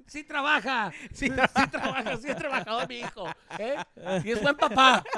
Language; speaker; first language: Spanish; early bilingual, heritage; Spanish